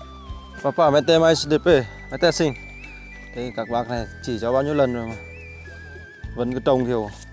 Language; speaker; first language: Vietnamese; native; Vietnamese